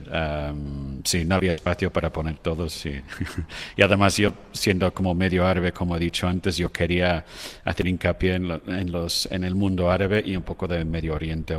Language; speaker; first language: Spanish; non-native, fluent; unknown